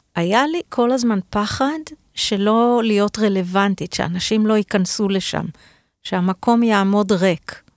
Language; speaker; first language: Hebrew; native; Hebrew